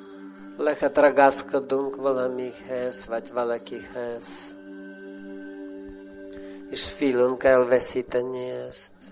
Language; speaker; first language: Hungarian; non-native, fluent; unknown